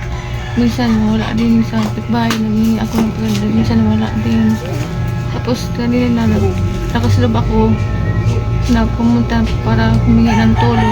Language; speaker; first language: Filipino; non-native, local second language; Waray